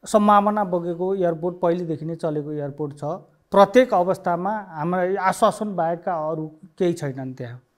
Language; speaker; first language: Nepali; native; Nepali